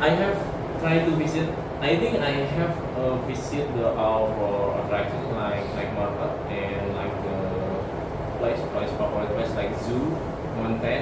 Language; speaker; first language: English; non-native, learner; Indonesian